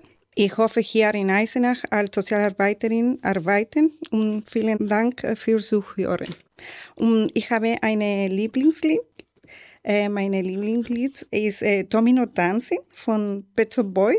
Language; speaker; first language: German; non-native, learner; Spanish